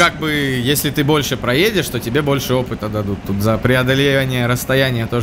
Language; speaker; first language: Russian; native; Russian